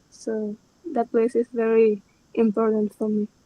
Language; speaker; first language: English; non-native, learner; Spanish